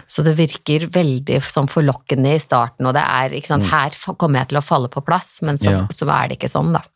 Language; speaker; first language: Norwegian; native; Norwegian